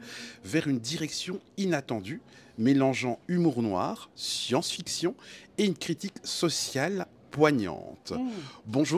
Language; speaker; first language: French; native; French